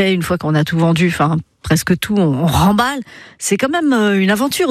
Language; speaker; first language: French; native; French